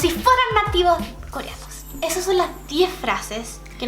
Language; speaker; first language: Spanish; native; Spanish